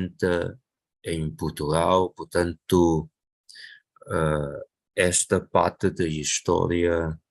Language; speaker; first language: Portuguese; non-native, local second language; Chinese